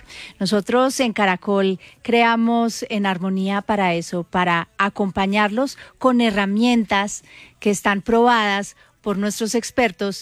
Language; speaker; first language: Spanish; native; Spanish